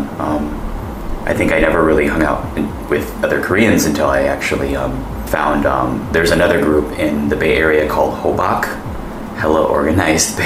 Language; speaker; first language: English; native; English